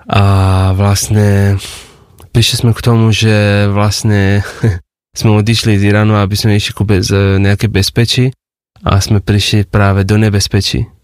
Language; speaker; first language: Slovak; non-native, fluent; Persian